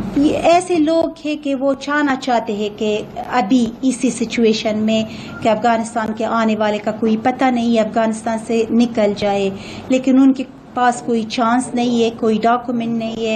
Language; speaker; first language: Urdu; non-native, fluent; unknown